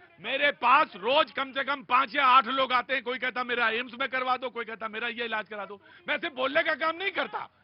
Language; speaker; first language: Hindi; native; Hindi